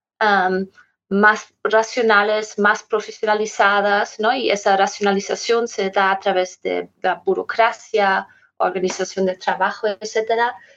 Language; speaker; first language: Spanish; non-native, fluent; German